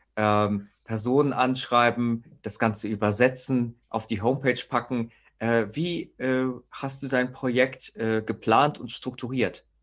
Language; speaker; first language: German; native; German